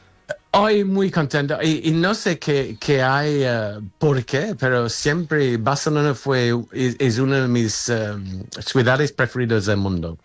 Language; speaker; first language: Spanish; non-native, fluent; English